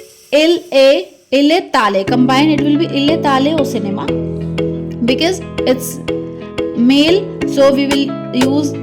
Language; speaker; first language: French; non-native, fluent; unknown